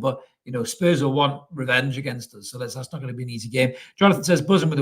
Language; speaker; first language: English; native; English